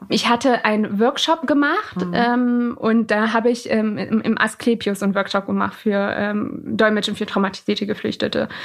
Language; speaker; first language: German; early bilingual, other home language; Persian